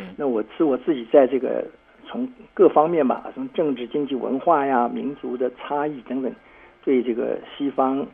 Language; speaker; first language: Chinese; native; Chinese